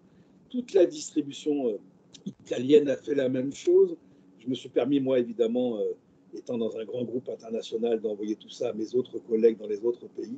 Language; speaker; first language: French; native; French